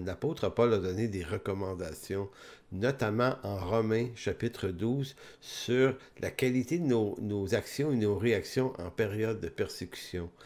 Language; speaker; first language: French; native; French